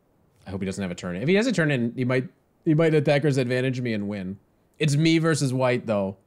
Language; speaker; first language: English; native; English